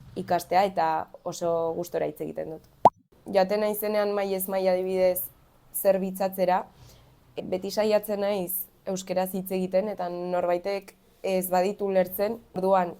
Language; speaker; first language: Basque; early bilingual, other home language; Bulgarian